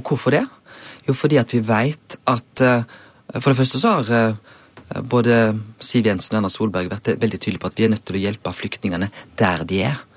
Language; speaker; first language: Norwegian; native; Norwegian